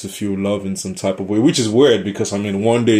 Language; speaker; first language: English; non-native, local second language; Yoruba